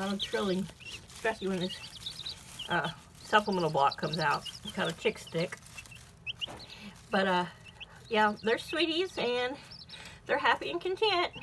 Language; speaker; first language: English; native; English